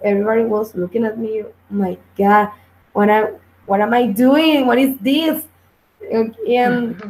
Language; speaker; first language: English; non-native, learner; Spanish